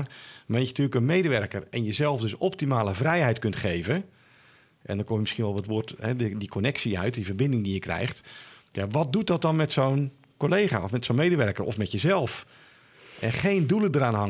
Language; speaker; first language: Dutch; native; Dutch